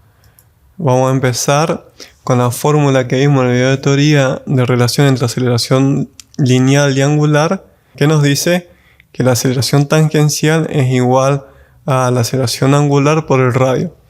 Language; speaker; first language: Spanish; native; Spanish